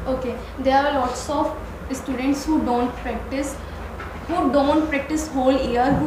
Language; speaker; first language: English; non-native, learner; Hindi